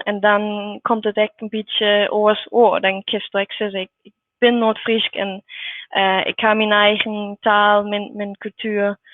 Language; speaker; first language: Dutch; non-native, learner; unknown